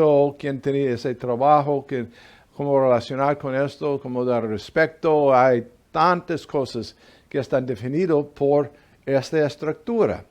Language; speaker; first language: Spanish; non-native, fluent; English